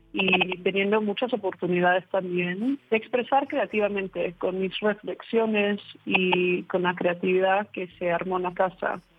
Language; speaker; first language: Spanish; early bilingual, heritage; English